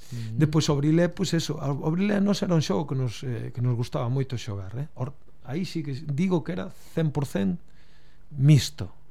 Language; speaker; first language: Galician; native; Galician